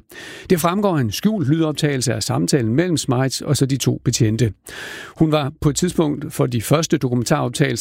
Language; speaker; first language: Danish; native; Danish